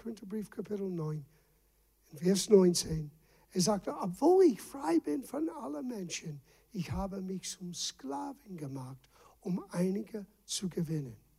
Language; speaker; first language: German; non-native, fluent; English